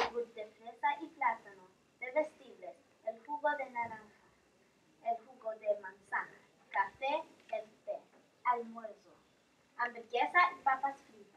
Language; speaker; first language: Spanish; non-native, learner; English